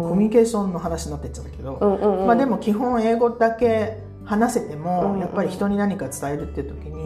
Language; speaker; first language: Japanese; early bilingual, heritage; English